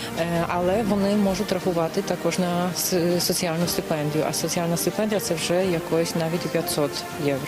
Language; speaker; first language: Ukrainian; non-native, fluent; Polish